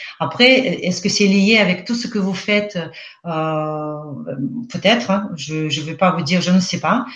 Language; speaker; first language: French; non-native, fluent; Russian